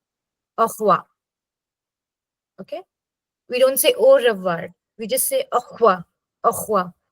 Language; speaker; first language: French; non-native, fluent; English